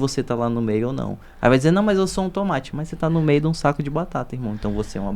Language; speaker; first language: Portuguese; native; Portuguese